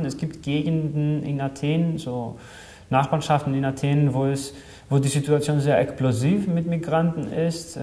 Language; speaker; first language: German; non-native, fluent; Greek